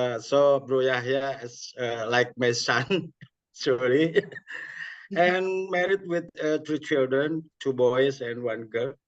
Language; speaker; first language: English; non-native, learner; Indonesian